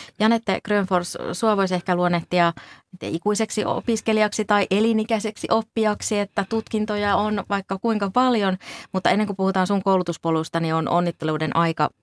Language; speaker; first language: Finnish; native; Finnish